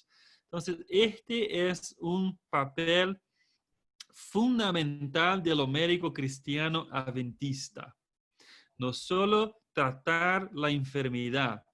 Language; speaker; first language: Spanish; non-native, fluent; Portuguese